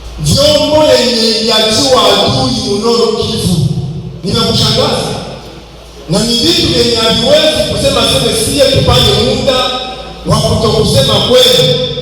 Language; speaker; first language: Swahili; native; Swahili